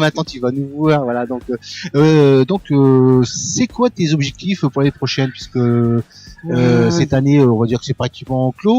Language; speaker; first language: French; native; French